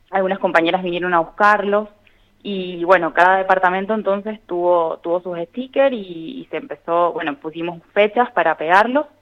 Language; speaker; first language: Spanish; native; Spanish